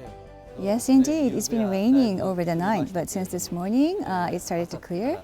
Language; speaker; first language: English; non-native, learner; Japanese